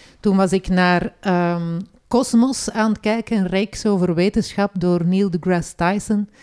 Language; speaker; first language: Dutch; native; Dutch